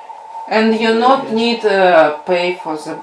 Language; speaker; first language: English; non-native, learner; Russian